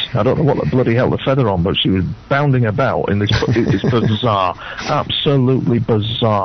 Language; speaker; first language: English; native; English